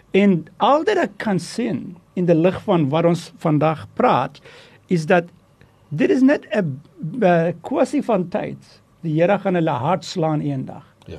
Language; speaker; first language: Afrikaans; non-native, fluent; Turkish